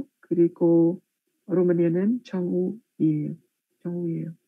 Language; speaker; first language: Korean; non-native, learner; Khmer